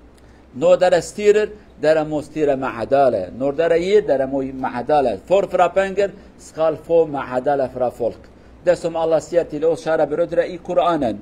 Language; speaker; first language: Swedish; non-native, learner; Kurdish